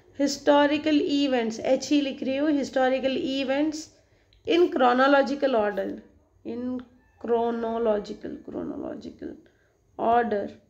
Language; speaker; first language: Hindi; non-native, local second language; Marathi